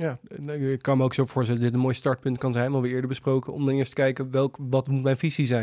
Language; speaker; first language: Dutch; native; Dutch